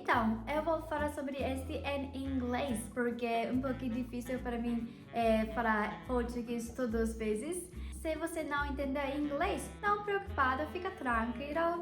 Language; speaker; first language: Portuguese; non-native, learner; Japanese